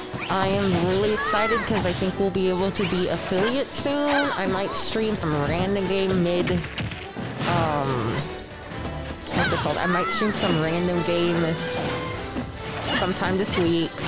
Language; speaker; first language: English; native; English